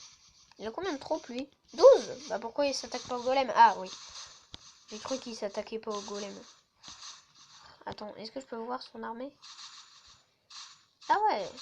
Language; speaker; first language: French; native; French